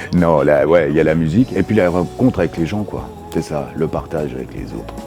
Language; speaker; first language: French; native; French